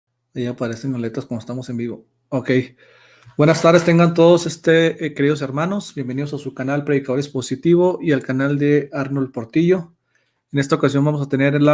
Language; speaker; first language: Spanish; native; Spanish